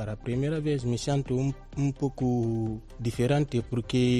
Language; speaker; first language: Spanish; non-native, learner; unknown